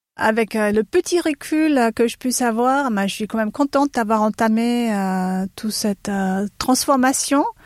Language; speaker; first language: French; non-native, fluent; German